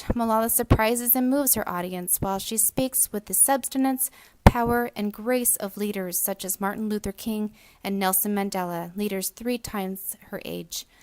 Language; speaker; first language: English; native; English